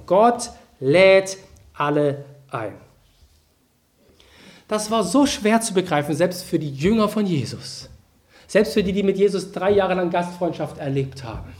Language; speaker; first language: German; native; German